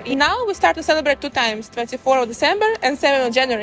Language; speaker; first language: English; non-native, learner; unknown